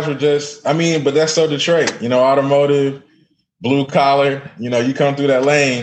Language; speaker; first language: English; native; English